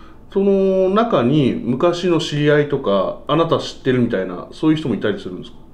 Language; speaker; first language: Japanese; native; Japanese